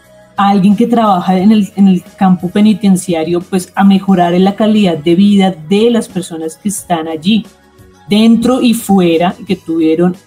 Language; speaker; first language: Spanish; native; Spanish